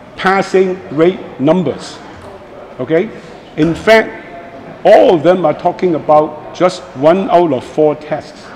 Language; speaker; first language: English; non-native, local second language; Chinese